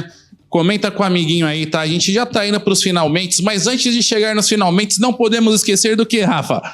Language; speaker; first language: Portuguese; native; Portuguese